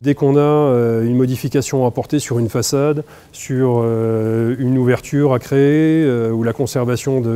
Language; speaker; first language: French; native; French